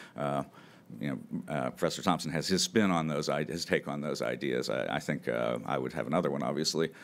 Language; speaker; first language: English; native; English